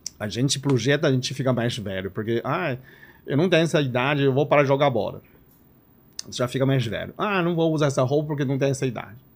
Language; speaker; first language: Portuguese; non-native, fluent; Chinese